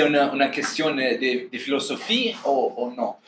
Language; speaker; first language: French; non-native, learner; Portuguese